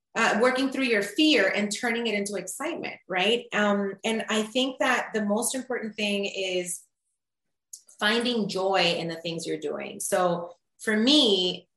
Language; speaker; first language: English; early bilingual, other home language; Spanish